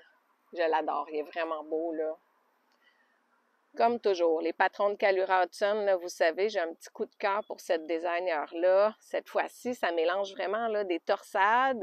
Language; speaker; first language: French; native; French